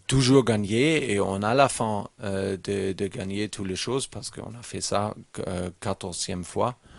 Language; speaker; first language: French; non-native, learner; German